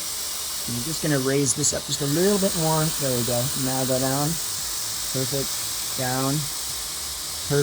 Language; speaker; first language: English; native; English